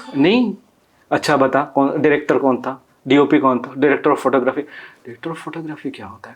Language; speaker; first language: Hindi; non-native, local second language; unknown